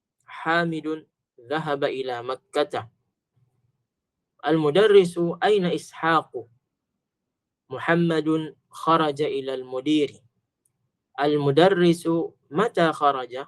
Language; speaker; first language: Arabic; non-native, fluent; Filipino